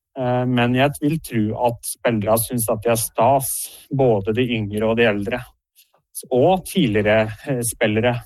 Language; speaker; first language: Norwegian; native; Norwegian